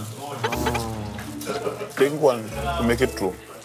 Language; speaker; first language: English; non-native, local second language; Fijian